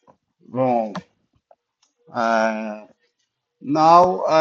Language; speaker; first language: English; non-native, learner; Portuguese